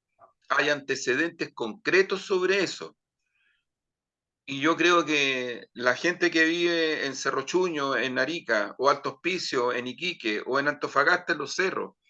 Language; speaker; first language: Spanish; native; Spanish